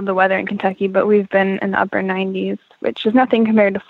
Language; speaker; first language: English; native; English